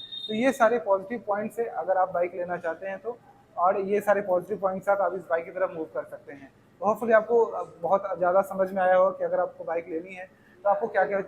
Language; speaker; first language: Hindi; native; Hindi